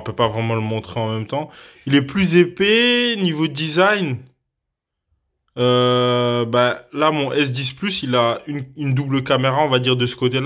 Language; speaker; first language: French; native; French